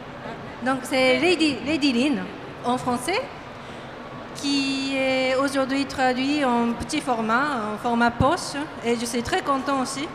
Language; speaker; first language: French; non-native, fluent; Japanese